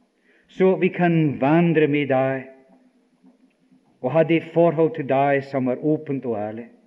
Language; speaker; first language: Norwegian; non-native, fluent; English